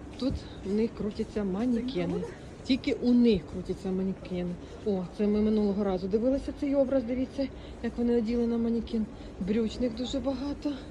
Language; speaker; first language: Ukrainian; native; Ukrainian